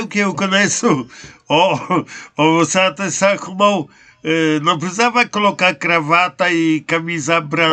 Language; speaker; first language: Portuguese; non-native, learner; Polish